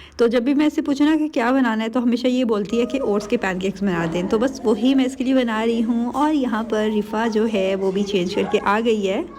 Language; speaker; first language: Urdu; native; Urdu